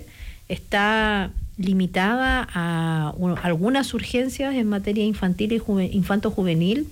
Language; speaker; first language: Spanish; native; Spanish